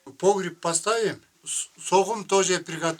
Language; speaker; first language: Russian; non-native, local second language; Kyrgyz